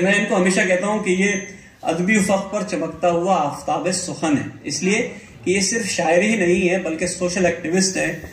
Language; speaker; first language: Urdu; native; Urdu